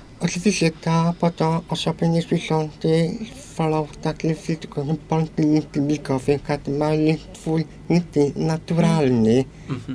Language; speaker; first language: Polish; non-native, local second language; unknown